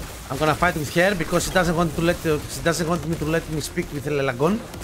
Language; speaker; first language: English; non-native, fluent; Greek